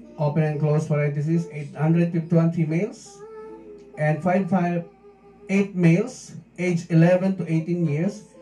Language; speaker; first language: English; non-native, local second language; Filipino